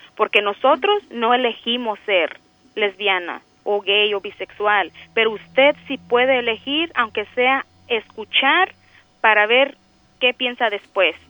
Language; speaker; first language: Spanish; early bilingual, heritage; Spanish